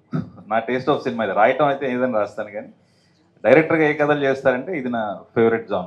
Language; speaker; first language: Telugu; native; Telugu